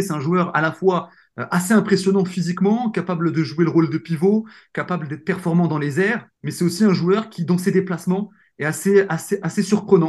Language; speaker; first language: French; native; French